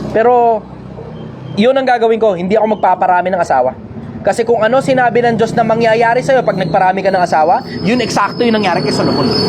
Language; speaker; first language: Filipino; native; Filipino